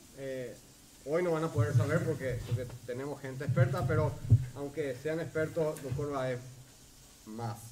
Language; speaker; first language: Spanish; native; Spanish